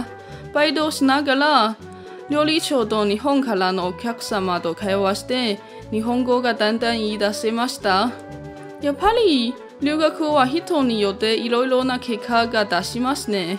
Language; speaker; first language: Japanese; non-native, learner; Chinese